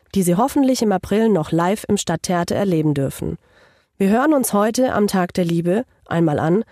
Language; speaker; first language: German; non-native, fluent; Hungarian